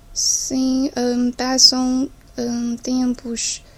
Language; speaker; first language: Portuguese; non-native, fluent; Chinese